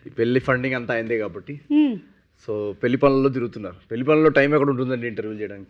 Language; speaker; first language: Telugu; native; Telugu